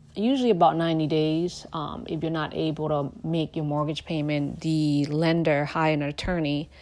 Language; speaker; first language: English; non-native, fluent; Lao